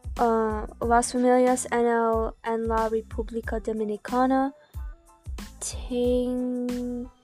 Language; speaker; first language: Spanish; non-native, learner; English